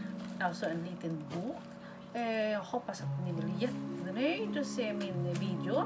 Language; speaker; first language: Swedish; non-native, fluent; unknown